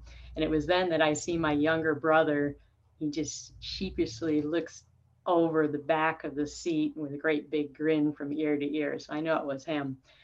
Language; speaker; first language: English; native; English